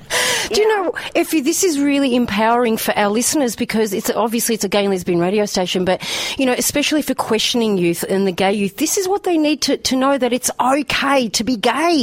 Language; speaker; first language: English; native; English